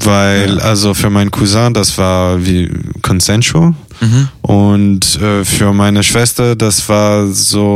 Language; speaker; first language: German; non-native, fluent; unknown